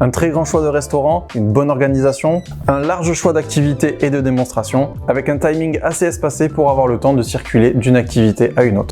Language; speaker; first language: French; native; French